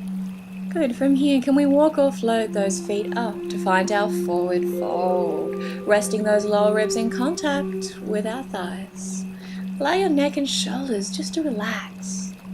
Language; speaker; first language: English; native; English